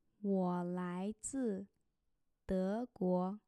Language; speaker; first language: Chinese; non-native, learner; German